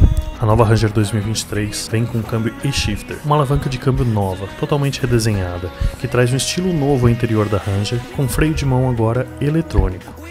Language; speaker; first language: Portuguese; native; Portuguese